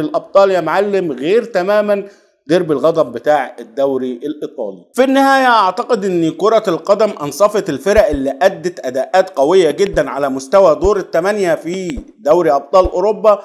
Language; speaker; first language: Arabic; native; Arabic